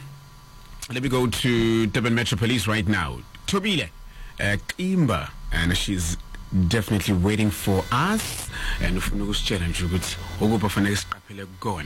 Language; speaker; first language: English; non-native, local second language; Zulu